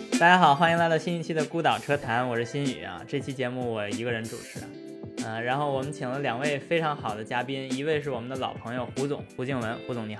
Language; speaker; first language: Chinese; native; Chinese